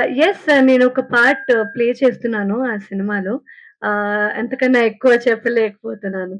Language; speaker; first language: Telugu; non-native, fluent; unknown